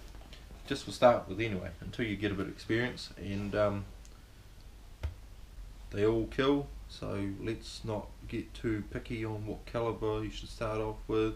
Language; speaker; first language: English; native; English